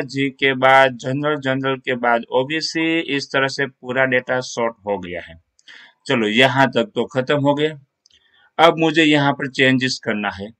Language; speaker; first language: Hindi; non-native, local second language; Gujarati